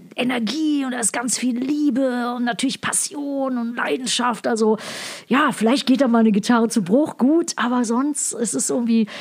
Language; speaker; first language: German; native; German